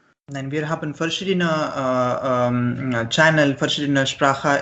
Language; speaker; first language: German; non-native, learner; Marathi